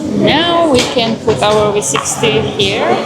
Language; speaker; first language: English; non-native, learner; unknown